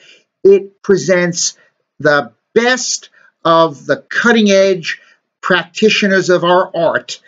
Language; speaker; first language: English; native; English